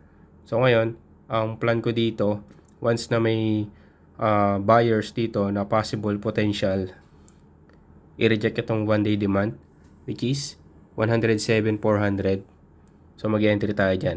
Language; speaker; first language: Filipino; native; Filipino